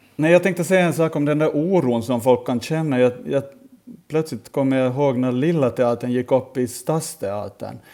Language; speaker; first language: Swedish; native; Swedish